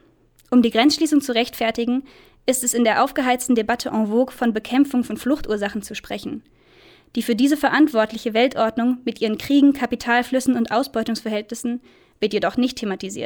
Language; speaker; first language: German; native; German